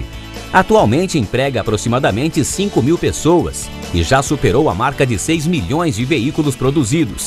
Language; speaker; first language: Portuguese; native; Portuguese